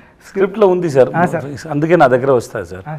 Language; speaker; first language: Telugu; non-native, learner; Tamil